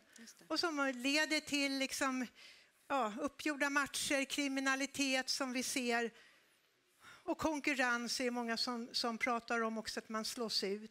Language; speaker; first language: Swedish; native; Swedish